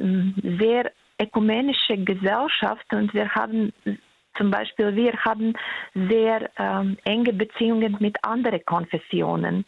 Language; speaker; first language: German; non-native, fluent; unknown